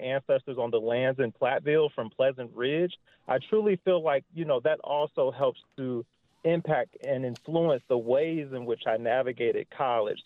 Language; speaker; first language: English; native; English